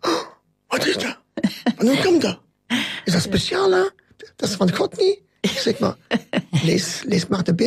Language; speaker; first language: Dutch; non-native, local second language; French